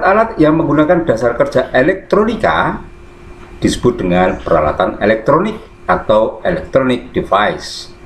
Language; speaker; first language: Indonesian; native; Indonesian